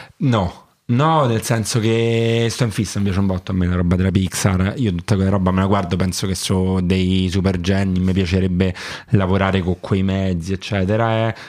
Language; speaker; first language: Italian; native; Italian